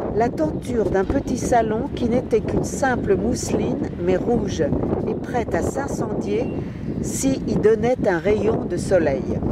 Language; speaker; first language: French; native; French